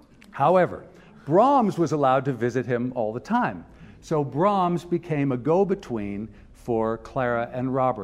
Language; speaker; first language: English; native; English